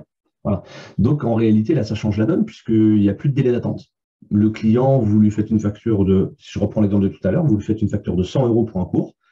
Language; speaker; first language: French; native; French